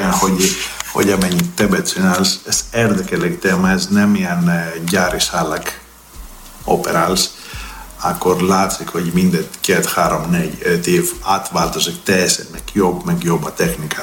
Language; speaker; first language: Hungarian; non-native, learner; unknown